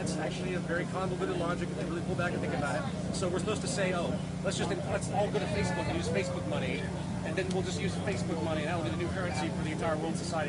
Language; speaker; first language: English; native; English